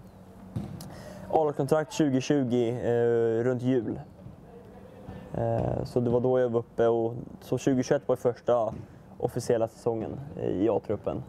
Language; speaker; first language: Swedish; native; Swedish